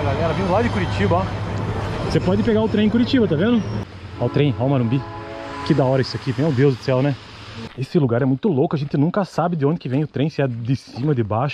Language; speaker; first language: Portuguese; native; Portuguese